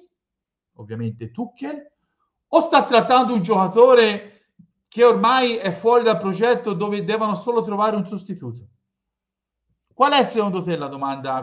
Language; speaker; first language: Italian; native; Italian